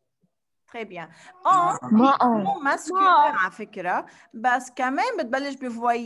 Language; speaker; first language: French; non-native, fluent; Arabic